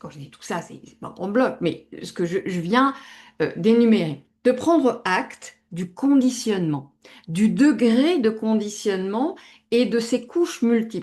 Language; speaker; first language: French; native; French